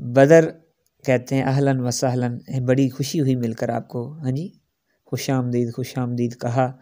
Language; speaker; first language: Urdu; non-native, local second language; Punjabi